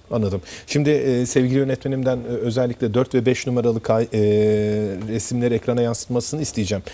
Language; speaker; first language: Turkish; native; Turkish